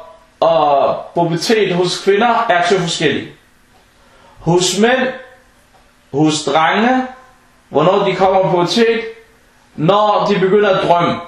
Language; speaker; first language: Danish; non-native, fluent; Arabic